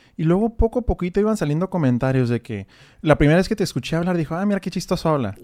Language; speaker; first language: Spanish; native; Spanish